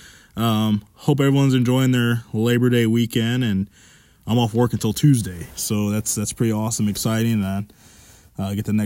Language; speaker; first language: English; native; English